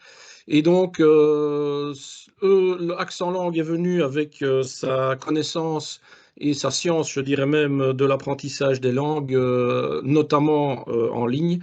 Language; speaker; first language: French; native; French